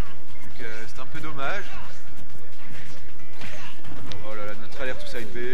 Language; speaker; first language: French; native; French